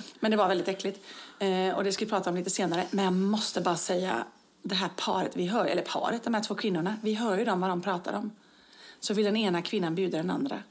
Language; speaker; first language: Swedish; native; Swedish